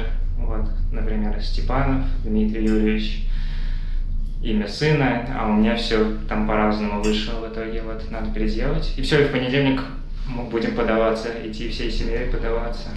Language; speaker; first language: Russian; native; Russian